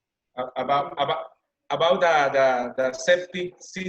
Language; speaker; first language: English; non-native, learner; Spanish